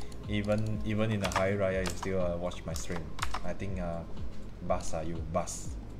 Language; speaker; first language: English; non-native, local second language; Chinese